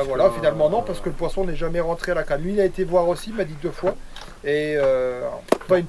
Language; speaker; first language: French; native; French